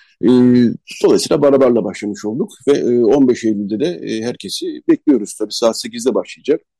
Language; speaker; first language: Turkish; native; Turkish